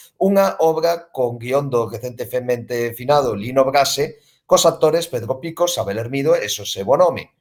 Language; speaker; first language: Galician; native; Galician